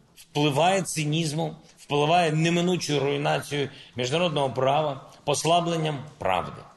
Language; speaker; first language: Ukrainian; non-native, local second language; Russian